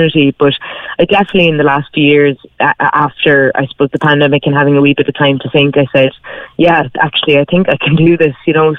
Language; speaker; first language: English; native; English